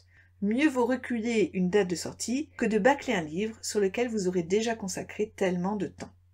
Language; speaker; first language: French; native; French